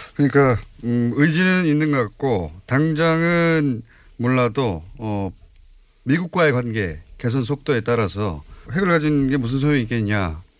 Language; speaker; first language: Korean; native; Korean